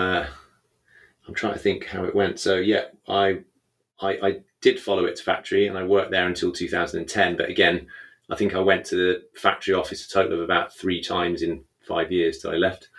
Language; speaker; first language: English; native; English